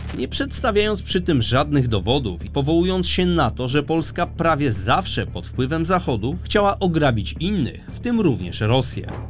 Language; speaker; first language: Polish; native; Polish